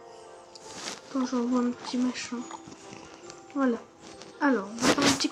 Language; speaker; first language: French; native; French